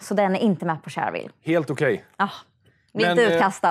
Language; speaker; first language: Swedish; native; Swedish